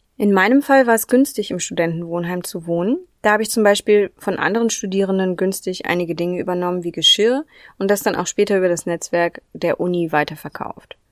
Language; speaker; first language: German; native; German